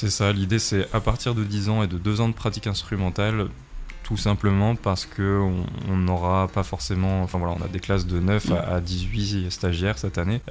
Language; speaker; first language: French; native; French